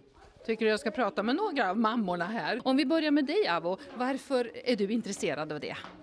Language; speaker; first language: Swedish; native; Swedish